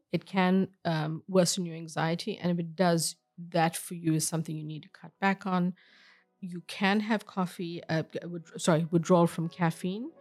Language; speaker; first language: English; native; English